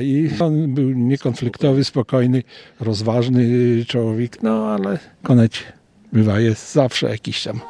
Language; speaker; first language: Polish; non-native, local second language; Ukrainian